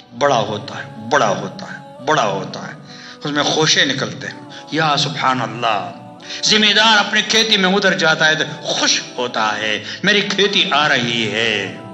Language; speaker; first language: Urdu; non-native, local second language; Pashto